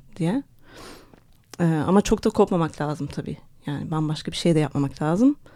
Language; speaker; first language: Turkish; early bilingual, heritage; Turkish